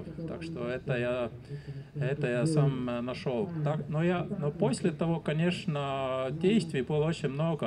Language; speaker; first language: Russian; non-native, fluent; Estonian